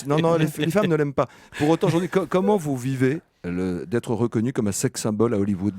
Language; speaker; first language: French; native; French